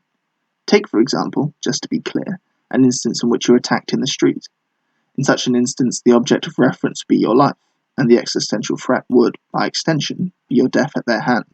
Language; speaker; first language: English; native; English